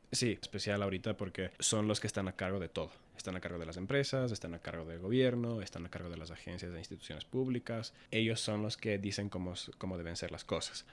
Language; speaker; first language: Spanish; native; Spanish